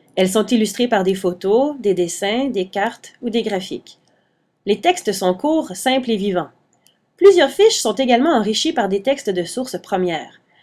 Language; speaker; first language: French; native; French